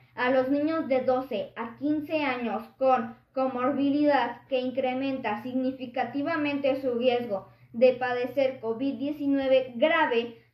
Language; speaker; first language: Spanish; native; Spanish